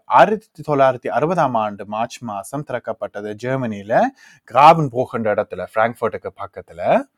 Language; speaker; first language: Tamil; early bilingual, heritage; Tamil